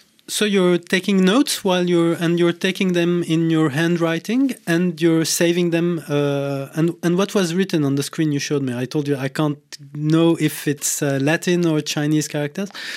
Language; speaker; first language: English; non-native, fluent; French